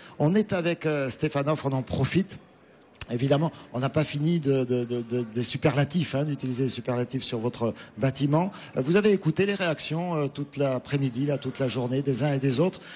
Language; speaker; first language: French; native; French